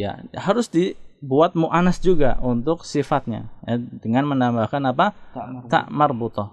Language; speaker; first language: Indonesian; native; Indonesian